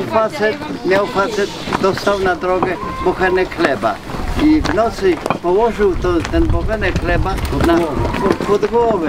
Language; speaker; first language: Polish; native; Polish